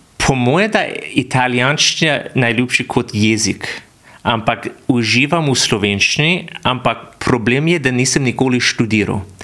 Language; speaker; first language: Slovenian; non-native, fluent; English